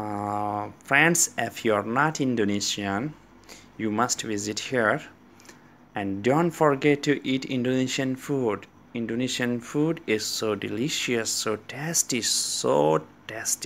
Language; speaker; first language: English; non-native, learner; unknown